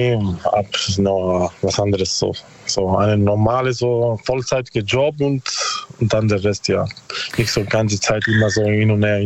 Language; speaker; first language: German; non-native, learner; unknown